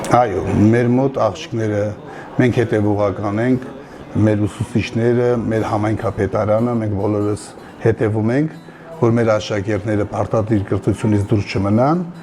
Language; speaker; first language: Armenian; non-native, local second language; Kurdish